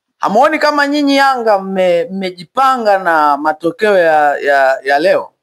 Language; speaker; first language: Swahili; native; Swahili